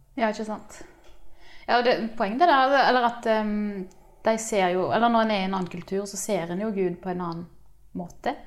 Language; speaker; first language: Norwegian; native; Norwegian